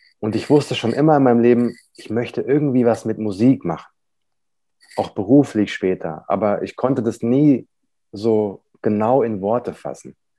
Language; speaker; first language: German; native; German